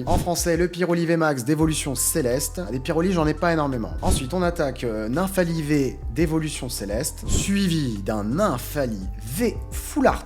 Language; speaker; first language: French; native; French